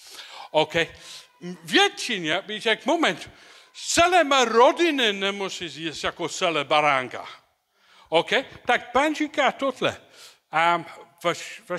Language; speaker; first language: Czech; non-native, learner; English